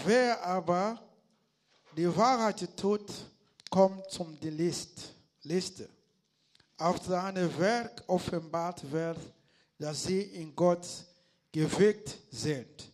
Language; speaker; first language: German; non-native, learner; Lingala